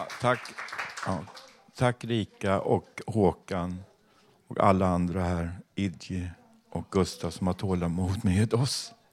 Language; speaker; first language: Swedish; native; Swedish